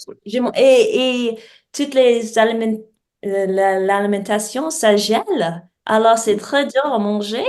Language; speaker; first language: French; non-native, learner; English